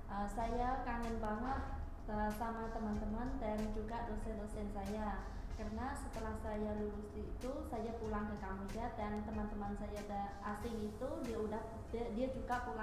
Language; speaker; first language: Indonesian; non-native, fluent; Khmer